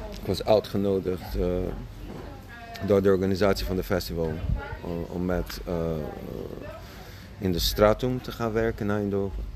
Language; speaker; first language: Dutch; non-native, fluent; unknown